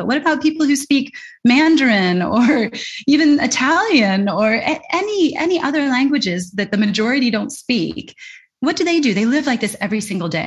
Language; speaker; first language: English; native; English